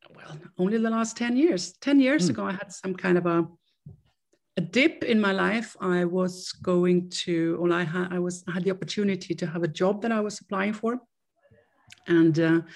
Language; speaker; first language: English; non-native, fluent; Swedish